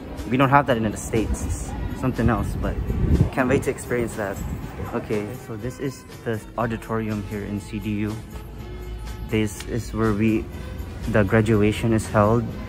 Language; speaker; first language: English; native; English